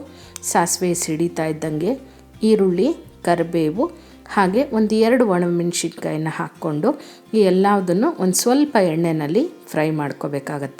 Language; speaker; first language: Kannada; native; Kannada